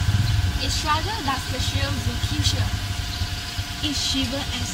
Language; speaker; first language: German; non-native, learner; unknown